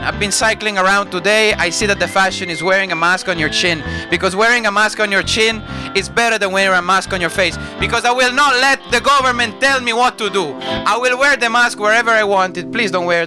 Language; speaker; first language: English; non-native, fluent; Italian